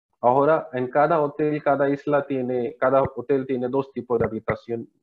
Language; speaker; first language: Spanish; non-native, learner; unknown